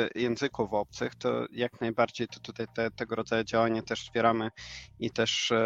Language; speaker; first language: Polish; non-native, fluent; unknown